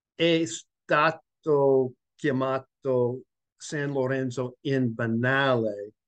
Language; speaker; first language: Italian; non-native, learner; English